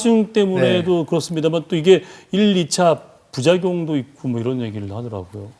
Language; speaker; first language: Korean; native; Korean